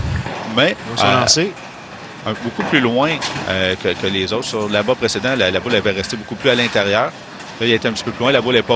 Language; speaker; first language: French; native; French